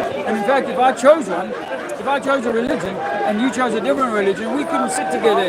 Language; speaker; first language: English; native; English